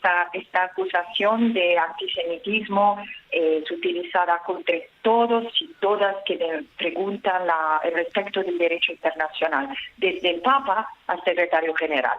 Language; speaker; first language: Spanish; non-native, fluent; Italian